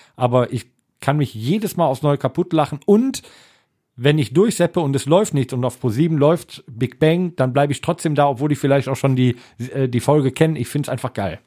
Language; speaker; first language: German; native; German